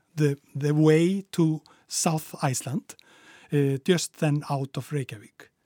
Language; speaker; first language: English; non-native, fluent; Icelandic